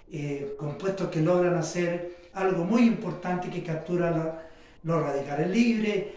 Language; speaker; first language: Spanish; native; Spanish